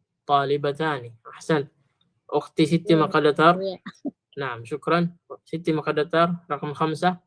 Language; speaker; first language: Arabic; non-native, fluent; Filipino